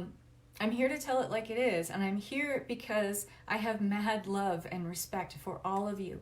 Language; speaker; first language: English; native; English